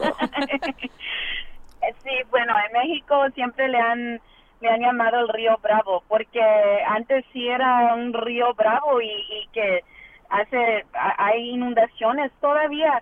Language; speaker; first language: Spanish; early bilingual, heritage; English